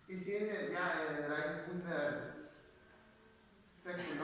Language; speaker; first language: German; non-native, learner; Spanish